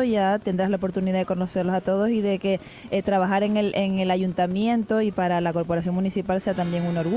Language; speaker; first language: Spanish; native; Spanish